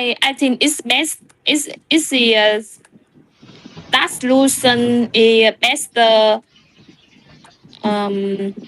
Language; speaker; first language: English; non-native, learner; Vietnamese